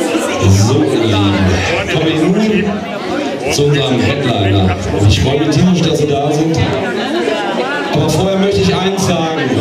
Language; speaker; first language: German; native; German